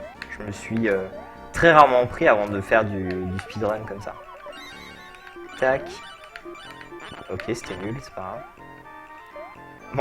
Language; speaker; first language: French; native; French